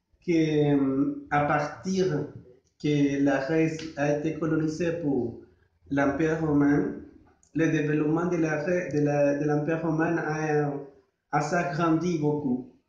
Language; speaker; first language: French; non-native, learner; Spanish